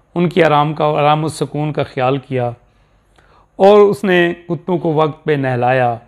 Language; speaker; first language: Urdu; non-native, local second language; Saraiki